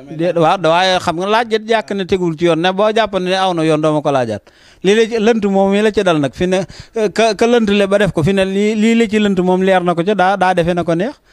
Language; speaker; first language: Wolof; native; Wolof